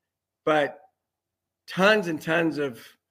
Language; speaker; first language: English; native; English